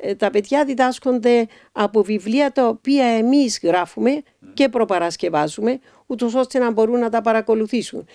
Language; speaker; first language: Greek; native; Greek